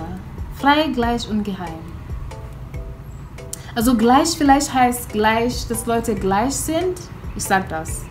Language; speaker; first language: German; non-native, fluent; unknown